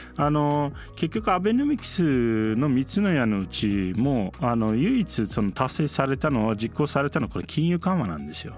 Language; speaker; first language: Japanese; non-native, fluent; Turkish